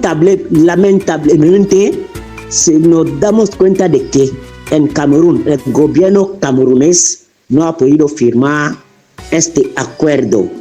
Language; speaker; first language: Spanish; non-native, fluent; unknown